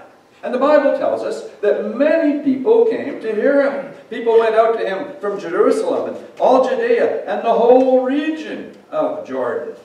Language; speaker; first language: English; native; English